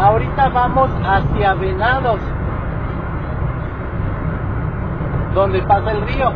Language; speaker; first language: Spanish; native; Spanish